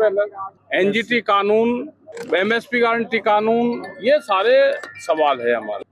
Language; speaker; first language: Hindi; native; Hindi